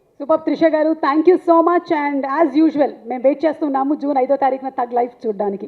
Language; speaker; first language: Telugu; native; Telugu